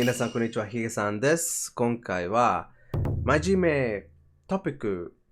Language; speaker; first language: Japanese; non-native, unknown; English